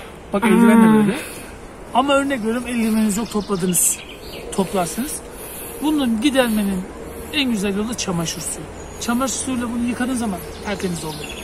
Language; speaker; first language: Turkish; native; Turkish